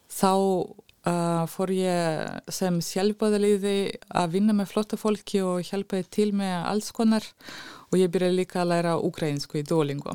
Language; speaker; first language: Icelandic; non-native, fluent; Russian